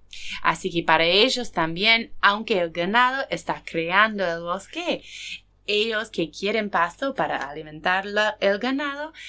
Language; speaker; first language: Spanish; non-native, fluent; English